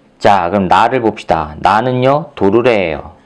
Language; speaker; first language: Korean; native; Korean